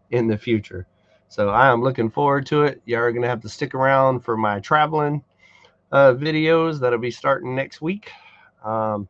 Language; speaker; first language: English; native; English